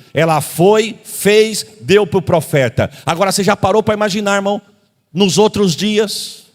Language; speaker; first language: Portuguese; native; Portuguese